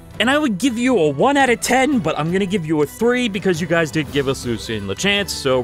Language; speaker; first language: English; native; English